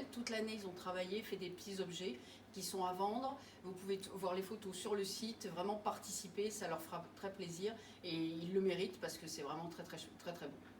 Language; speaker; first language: French; native; French